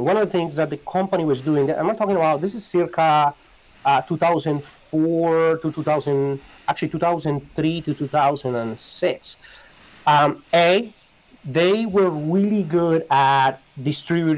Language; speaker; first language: English; non-native, fluent; Spanish